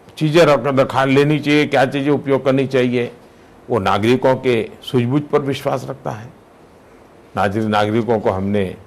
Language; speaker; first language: Hindi; non-native, local second language; Gujarati